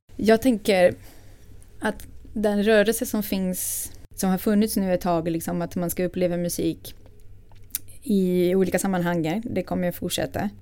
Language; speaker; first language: Swedish; non-native, fluent; Portuguese